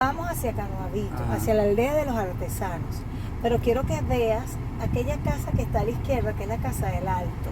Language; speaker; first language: Spanish; native; Spanish